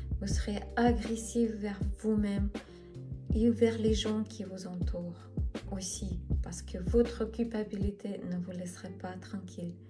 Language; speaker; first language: French; non-native, fluent; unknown